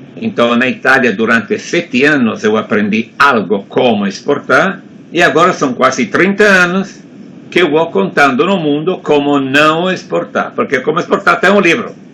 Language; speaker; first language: Portuguese; non-native, fluent; Italian